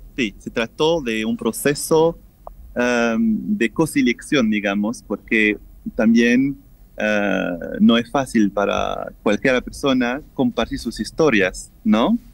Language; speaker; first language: Spanish; non-native, fluent; French